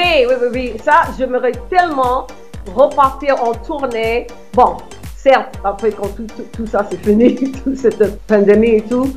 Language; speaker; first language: French; non-native, fluent; English